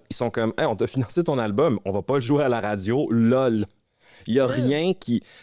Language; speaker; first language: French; native; French